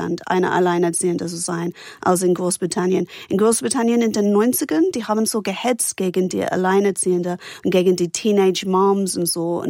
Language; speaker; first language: German; non-native, fluent; English